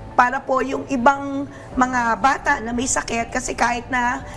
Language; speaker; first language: Filipino; native; Filipino